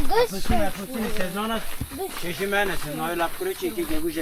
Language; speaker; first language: Lithuanian; non-native, learner; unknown